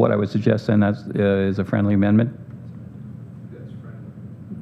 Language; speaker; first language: English; native; English